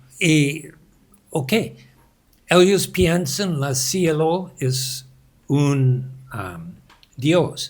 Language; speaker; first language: Spanish; non-native, learner; English